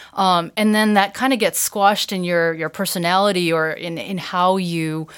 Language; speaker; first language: English; native; English